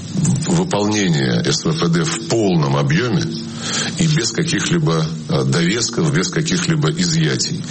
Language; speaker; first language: Russian; non-native, fluent; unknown